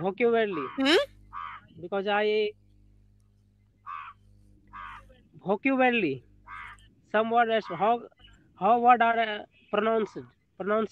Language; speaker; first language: English; non-native, learner; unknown